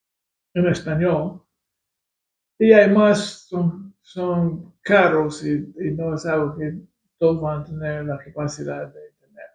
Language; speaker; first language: Spanish; non-native, fluent; English